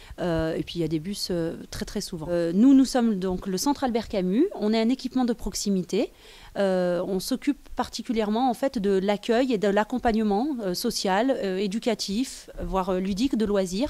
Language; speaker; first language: French; native; French